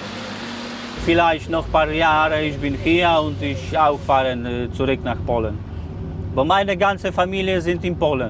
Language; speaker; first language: German; non-native, learner; Polish